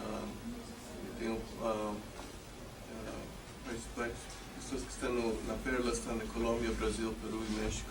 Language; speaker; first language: Portuguese; non-native, fluent; English